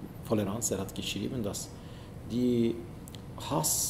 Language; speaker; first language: German; non-native, learner; Zaza